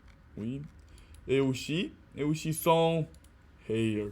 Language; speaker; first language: French; non-native, learner; Russian